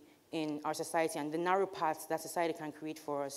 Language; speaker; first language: English; non-native, local second language; Igbo